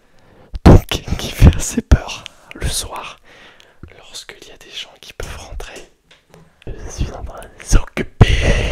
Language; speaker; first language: French; native; French